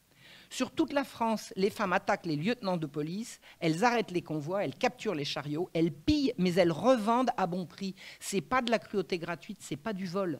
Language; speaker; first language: French; native; French